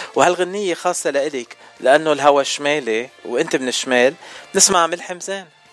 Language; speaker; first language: Arabic; native; Arabic